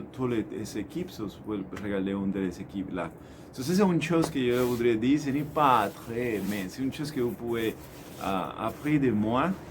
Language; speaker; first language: French; non-native, learner; Spanish